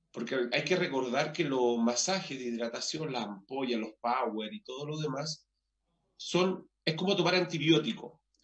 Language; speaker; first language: Spanish; native; Spanish